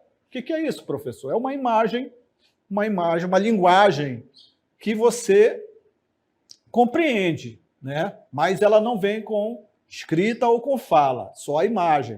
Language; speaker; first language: Portuguese; native; Portuguese